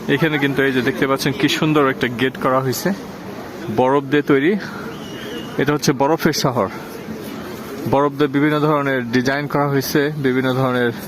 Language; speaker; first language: Bangla; native; Bangla